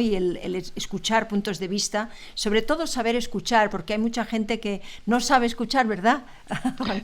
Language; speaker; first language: Spanish; native; Spanish